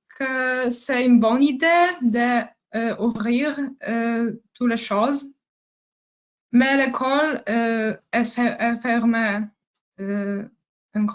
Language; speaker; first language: French; non-native, learner; Polish